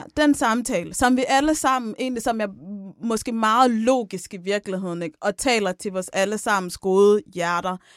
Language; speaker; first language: Danish; early bilingual, other home language; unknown